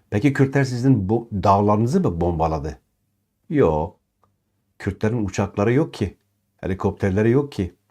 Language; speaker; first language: Turkish; non-native, local second language; Kurdish